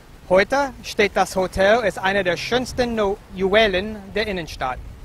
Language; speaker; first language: German; non-native, fluent; English